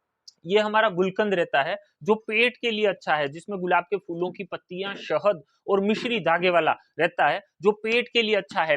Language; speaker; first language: Hindi; native; Hindi